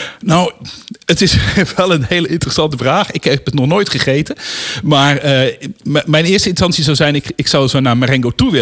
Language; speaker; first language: Dutch; native; Dutch